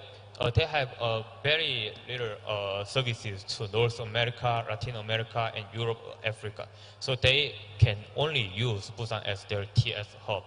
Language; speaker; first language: English; non-native, learner; Korean